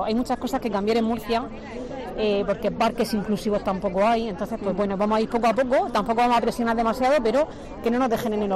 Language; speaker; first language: Spanish; native; Spanish